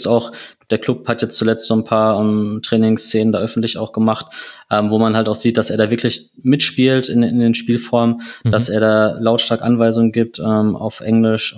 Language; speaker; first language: German; native; German